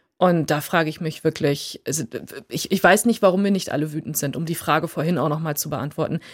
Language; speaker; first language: German; early bilingual, other home language; Plautdietsch